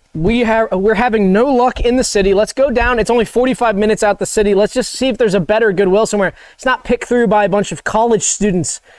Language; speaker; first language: English; native; English